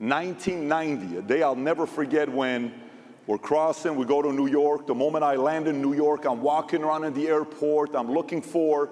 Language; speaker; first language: English; early bilingual, other home language; Persian